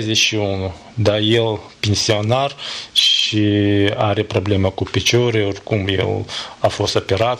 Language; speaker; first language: Romanian; non-native, learner; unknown